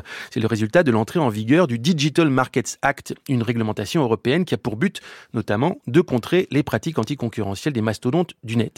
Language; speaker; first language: French; native; French